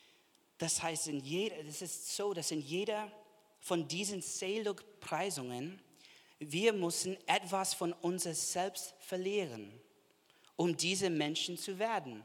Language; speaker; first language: German; non-native, fluent; English